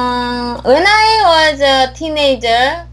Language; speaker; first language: English; non-native, learner; Korean